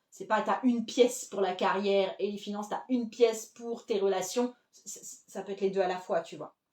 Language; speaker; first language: French; native; French